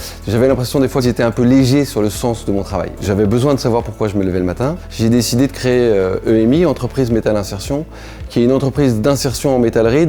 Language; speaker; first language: French; native; French